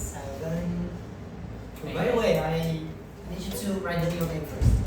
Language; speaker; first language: English; non-native, fluent; Indonesian